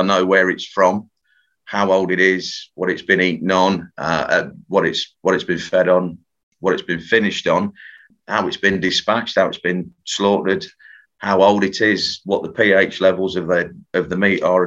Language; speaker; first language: English; native; English